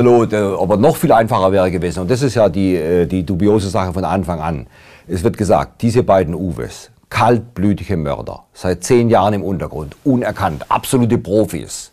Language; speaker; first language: German; native; German